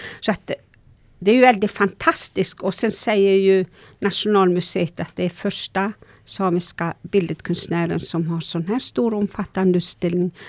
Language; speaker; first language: Swedish; non-native, local second language; Northern Sami